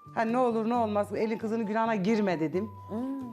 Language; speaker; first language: Turkish; native; Turkish